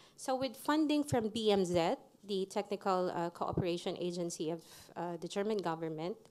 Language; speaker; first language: English; non-native, local second language; Filipino